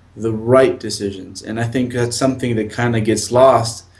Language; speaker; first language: English; native; English